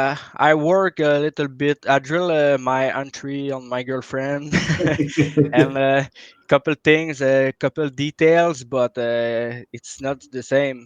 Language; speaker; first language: English; non-native, local second language; French